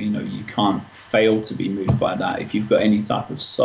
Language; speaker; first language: English; native; English